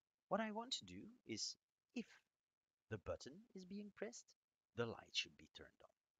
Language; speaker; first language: English; non-native, fluent; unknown